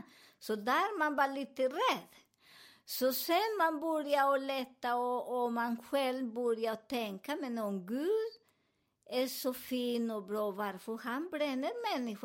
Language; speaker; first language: Swedish; non-native, learner; Spanish